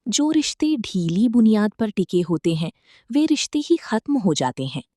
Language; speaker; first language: Hindi; non-native, local second language; Malayalam